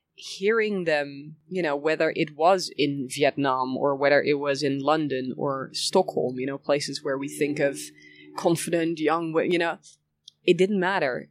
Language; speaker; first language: English; early bilingual, other home language; Dutch